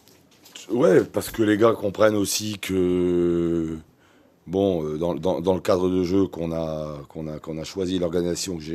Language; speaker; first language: French; native; French